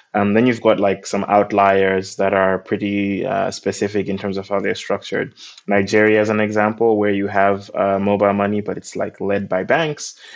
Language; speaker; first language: English; non-native, local second language; Nyanja